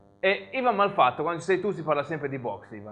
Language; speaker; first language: Italian; native; Italian